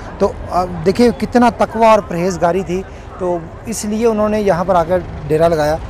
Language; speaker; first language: Urdu; non-native, local second language; Punjabi